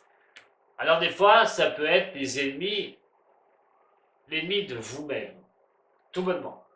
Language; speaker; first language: French; native; French